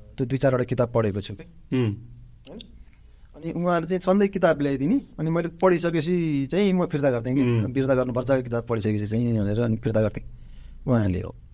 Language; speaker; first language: Nepali; native; Nepali